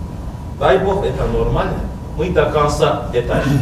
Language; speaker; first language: Russian; non-native, learner; Turkish